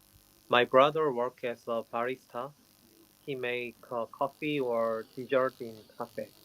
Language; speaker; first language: English; non-native, learner; Korean